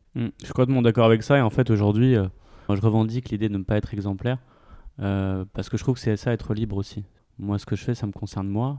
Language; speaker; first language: French; native; French